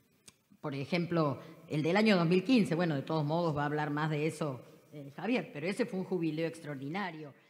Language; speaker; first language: Spanish; native; Spanish